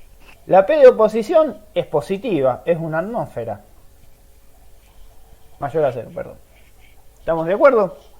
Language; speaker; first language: Spanish; native; Spanish